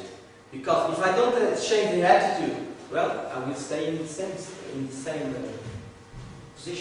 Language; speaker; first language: English; non-native, learner; Portuguese